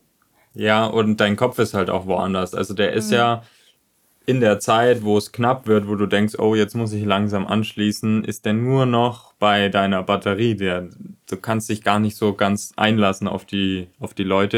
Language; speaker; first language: German; native; German